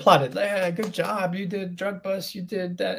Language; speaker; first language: English; native; English